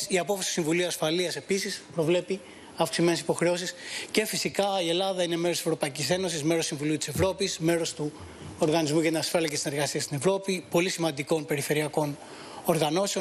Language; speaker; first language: Greek; native; Greek